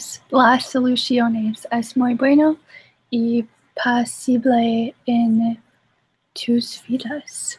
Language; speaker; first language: Spanish; non-native, learner; English